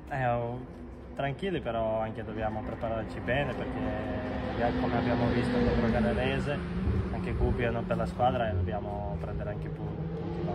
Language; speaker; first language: Italian; non-native, learner; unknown